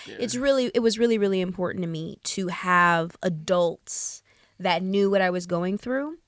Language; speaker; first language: English; native; English